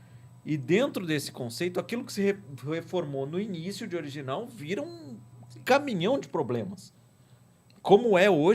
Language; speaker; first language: Portuguese; native; Portuguese